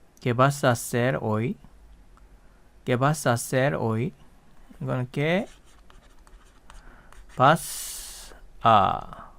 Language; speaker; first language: Spanish; non-native, fluent; Korean